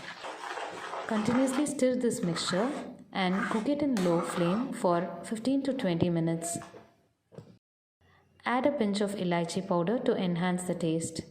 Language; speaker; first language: English; non-native, local second language; Tamil